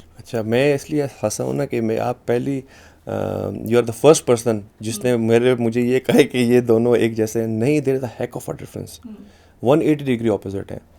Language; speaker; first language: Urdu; non-native, local second language; Pashto